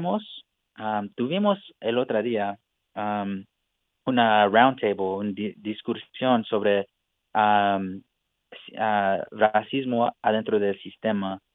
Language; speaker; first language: Spanish; non-native, fluent; English